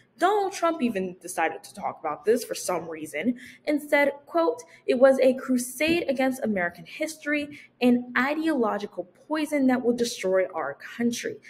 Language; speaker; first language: English; native; English